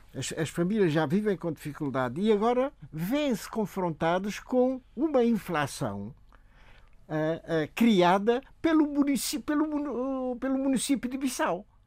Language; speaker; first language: Portuguese; non-native, local second language; Upper Guinea Crioulo